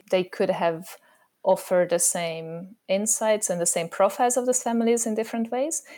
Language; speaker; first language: English; non-native, fluent; Hungarian